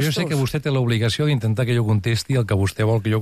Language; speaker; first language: Catalan; native; Catalan